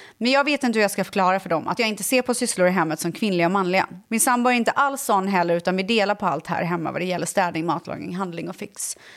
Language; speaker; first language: Swedish; native; Swedish